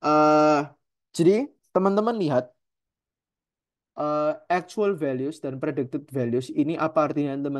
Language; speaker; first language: Indonesian; native; Indonesian